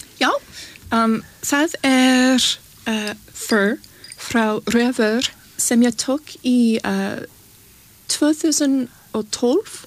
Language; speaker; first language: Icelandic; non-native, learner; English